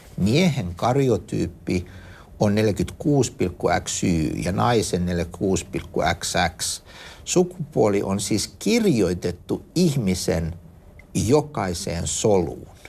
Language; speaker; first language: Finnish; native; Finnish